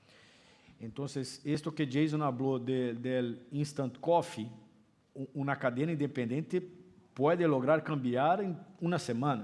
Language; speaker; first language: Spanish; non-native, fluent; Portuguese